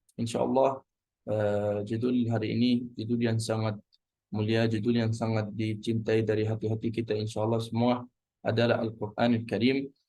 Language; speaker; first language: Indonesian; non-native, fluent; Arabic